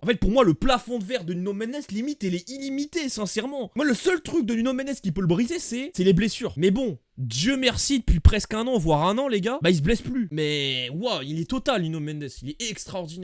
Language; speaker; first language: French; native; French